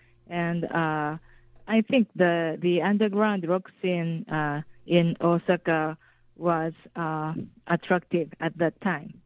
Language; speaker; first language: English; non-native, fluent; Japanese